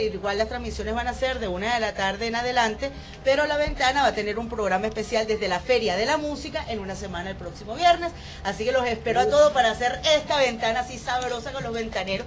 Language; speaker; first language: Spanish; native; Spanish